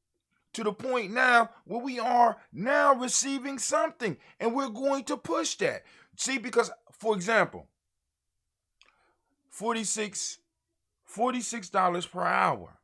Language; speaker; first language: English; native; English